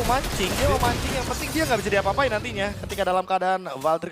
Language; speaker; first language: Indonesian; native; Indonesian